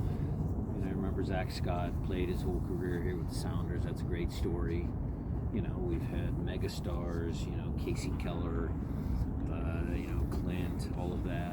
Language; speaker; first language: English; native; English